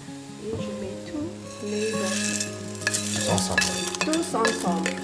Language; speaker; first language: French; non-native, fluent; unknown